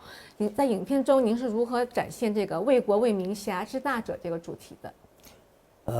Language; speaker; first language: Chinese; native; Chinese